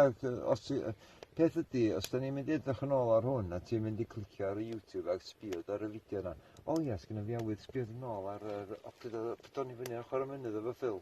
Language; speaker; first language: Welsh; native; Welsh